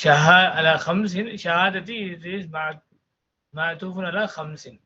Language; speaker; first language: Arabic; non-native, fluent; Tamil